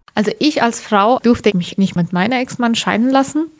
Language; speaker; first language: German; non-native, learner; Persian